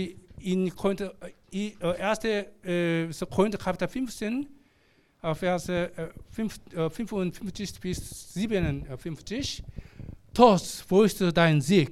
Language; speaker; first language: German; non-native, learner; Korean